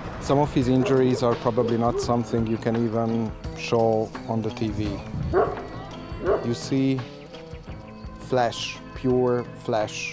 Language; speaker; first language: English; non-native, fluent; Hungarian